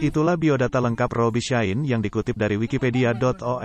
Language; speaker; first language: Indonesian; native; Indonesian